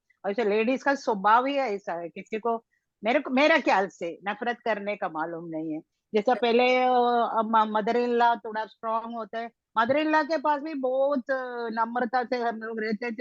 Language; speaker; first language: Hindi; non-native, local second language; Tamil